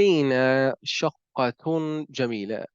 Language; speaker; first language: Arabic; non-native, fluent; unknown